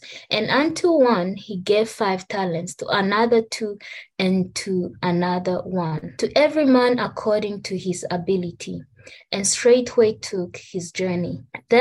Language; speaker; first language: English; non-native, local second language; Kinyarwanda